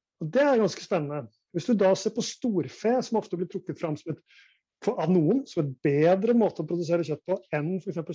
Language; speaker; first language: Norwegian; native; Norwegian